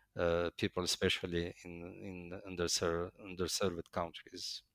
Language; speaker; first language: English; non-native, fluent; Arabic